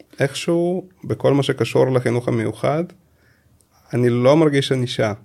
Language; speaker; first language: Hebrew; early bilingual, other home language; Russian